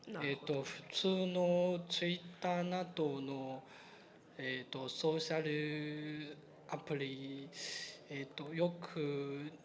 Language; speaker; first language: Japanese; non-native, learner; Chinese